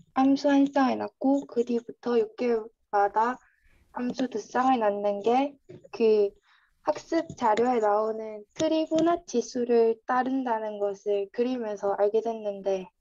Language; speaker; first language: Korean; non-native, fluent; Vietnamese